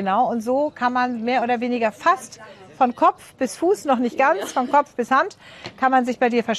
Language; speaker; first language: German; native; German